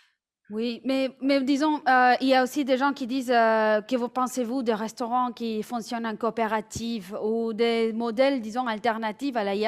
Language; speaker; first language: French; non-native, fluent; Spanish